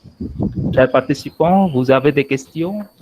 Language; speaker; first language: French; non-native, fluent; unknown